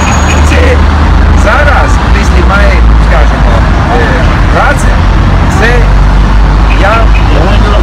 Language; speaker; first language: Ukrainian; non-native, learner; English